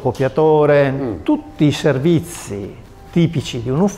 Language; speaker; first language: Italian; native; Italian